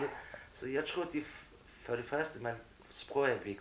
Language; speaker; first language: Danish; non-native, fluent; Kurdish